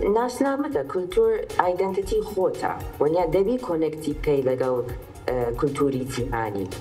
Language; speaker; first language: Central Kurdish; early bilingual, heritage; Central Kurdish